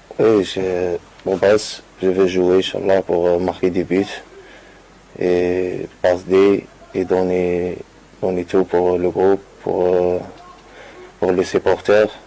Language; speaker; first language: French; non-native, learner; Arabic